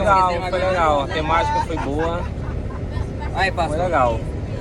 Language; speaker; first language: Portuguese; native; Portuguese